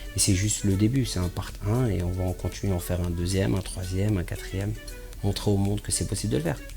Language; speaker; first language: French; native; French